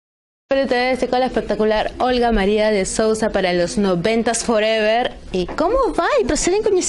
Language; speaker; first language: Spanish; native; Spanish